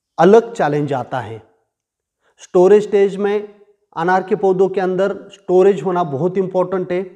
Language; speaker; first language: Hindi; non-native, local second language; Marathi